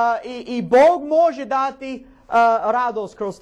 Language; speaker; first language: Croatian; non-native, learner; English